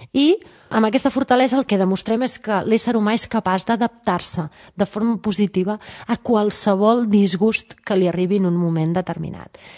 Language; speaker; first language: Catalan; native; Catalan